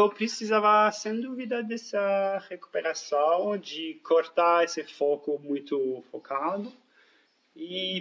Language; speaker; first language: Portuguese; non-native, fluent; French